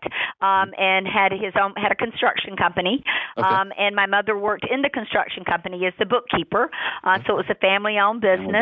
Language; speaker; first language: English; native; English